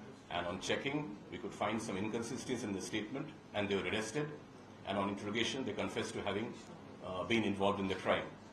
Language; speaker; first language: English; non-native, local second language; Bangla